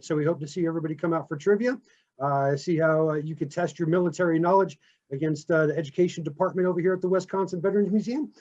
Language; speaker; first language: English; native; English